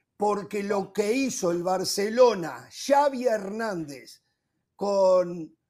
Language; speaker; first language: Spanish; native; Spanish